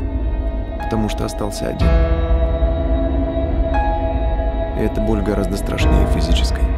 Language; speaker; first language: Russian; native; Russian